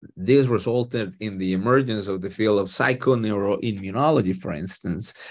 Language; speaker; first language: English; non-native, fluent; Spanish